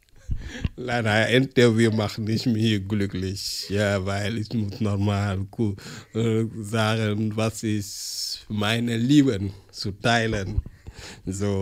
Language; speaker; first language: German; non-native, learner; French